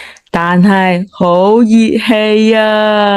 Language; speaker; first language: Cantonese; native; Cantonese